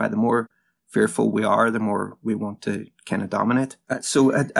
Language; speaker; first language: English; native; English